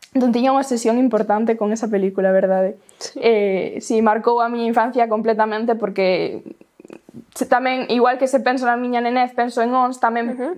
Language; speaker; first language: Galician; non-native, local second language; Spanish